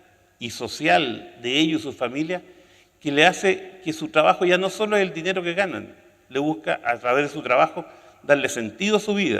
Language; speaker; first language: Spanish; native; Spanish